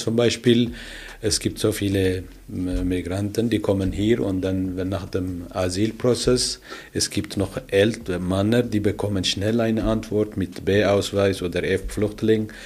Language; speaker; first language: German; non-native, learner; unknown